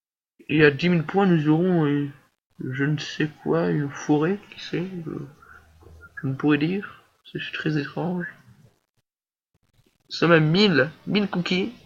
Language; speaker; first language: French; native; French